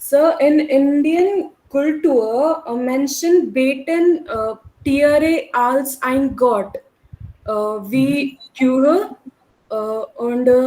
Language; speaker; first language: German; non-native, learner; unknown